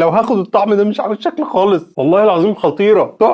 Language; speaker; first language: Arabic; native; Arabic